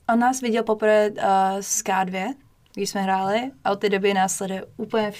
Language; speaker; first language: Czech; non-native, fluent; English